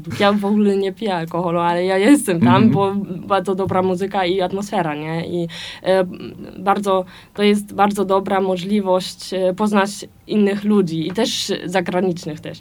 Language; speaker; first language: Polish; non-native, learner; German